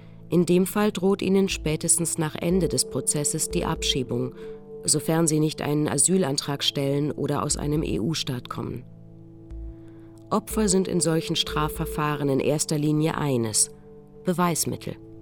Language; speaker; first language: German; native; German